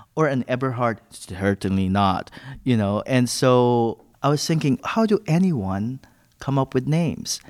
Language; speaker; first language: English; non-native, local second language; Filipino